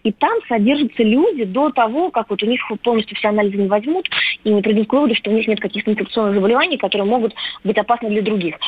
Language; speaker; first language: Russian; native; Russian